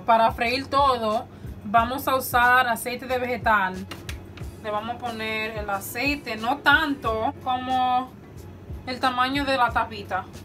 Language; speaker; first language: Spanish; early bilingual, heritage; Spanish